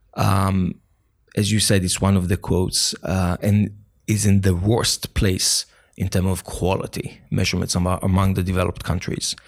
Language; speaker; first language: English; non-native, fluent; Hebrew